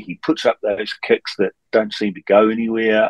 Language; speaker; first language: English; native; English